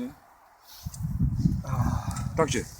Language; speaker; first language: Czech; native; Czech